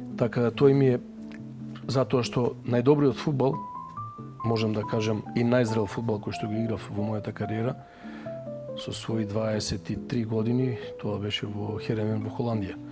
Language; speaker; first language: Macedonian; native; Macedonian